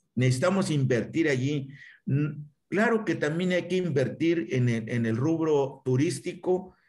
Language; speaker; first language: Spanish; non-native, local second language; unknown